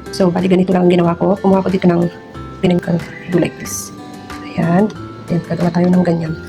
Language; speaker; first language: Filipino; non-native, local second language; Iloko